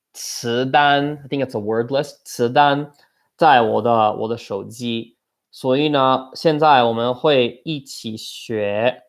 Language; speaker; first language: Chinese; non-native, learner; English